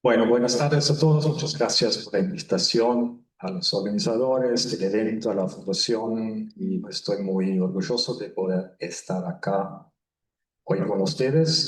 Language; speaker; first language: Spanish; non-native, fluent; German